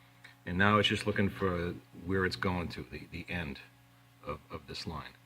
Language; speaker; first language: English; native; English